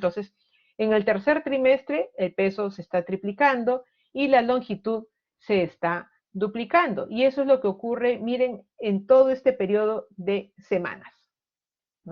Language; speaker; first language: Spanish; native; Spanish